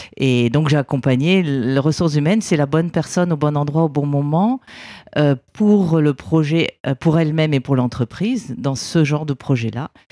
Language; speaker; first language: French; native; French